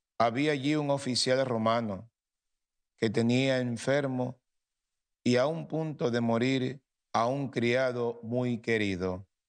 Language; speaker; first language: Spanish; native; Spanish